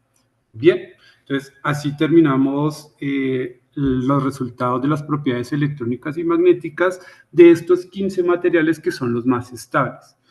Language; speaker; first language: Spanish; native; Spanish